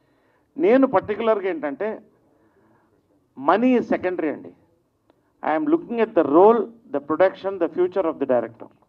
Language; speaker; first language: Telugu; native; Telugu